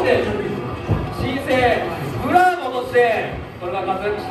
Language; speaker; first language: Japanese; native; Japanese